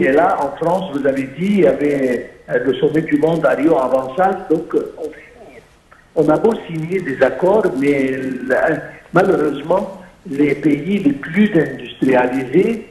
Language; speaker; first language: French; non-native, fluent; Arabic